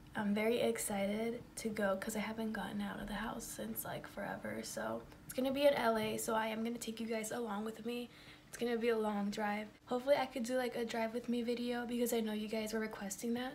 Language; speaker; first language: English; early bilingual, other home language; Spanish